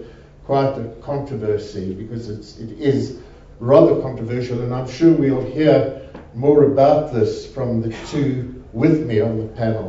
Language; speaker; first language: English; native; English